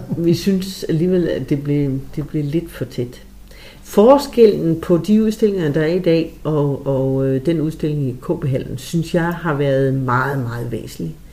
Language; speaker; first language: Danish; native; Danish